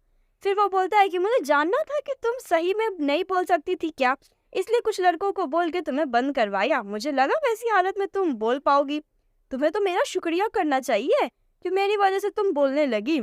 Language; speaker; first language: Hindi; native; Hindi